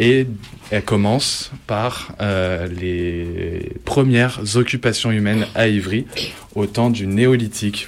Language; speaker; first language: French; native; French